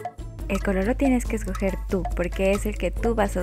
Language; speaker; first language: Spanish; native; Spanish